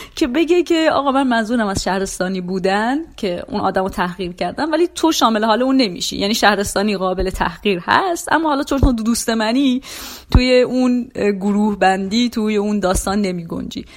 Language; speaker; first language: Persian; native; Persian